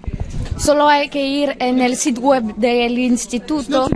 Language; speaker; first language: Spanish; non-native, learner; French